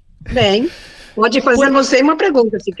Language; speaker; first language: Portuguese; non-native, learner; Spanish